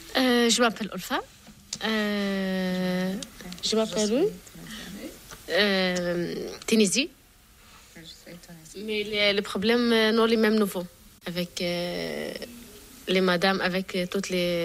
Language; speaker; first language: French; non-native, learner; Arabic